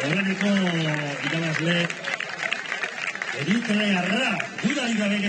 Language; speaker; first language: Basque; native; Basque